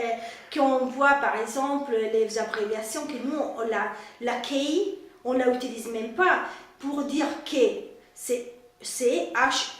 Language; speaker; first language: French; non-native, fluent; Spanish